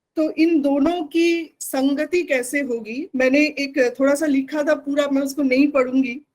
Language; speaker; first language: Hindi; non-native, local second language; Bangla